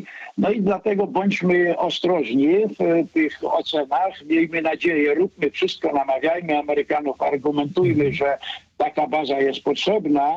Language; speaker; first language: Polish; native; Polish